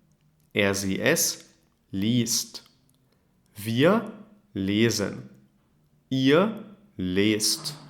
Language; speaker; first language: German; non-native, fluent; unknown